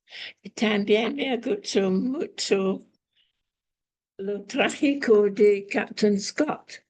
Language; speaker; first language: Spanish; non-native, learner; English